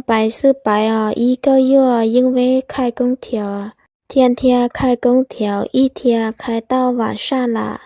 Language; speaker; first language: Chinese; non-native, fluent; Lao